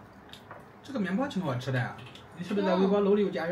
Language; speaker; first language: Chinese; native; Chinese